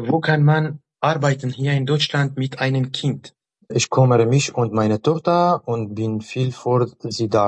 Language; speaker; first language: German; non-native, learner; Arabic